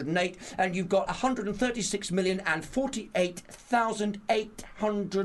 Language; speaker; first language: English; native; English